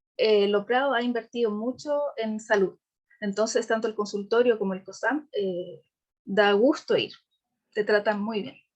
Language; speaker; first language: Spanish; native; Spanish